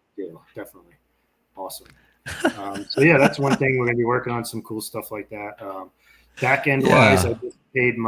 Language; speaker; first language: English; native; English